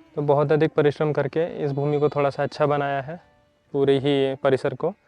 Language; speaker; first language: Hindi; native; Hindi